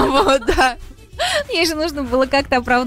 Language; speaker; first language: Russian; native; Russian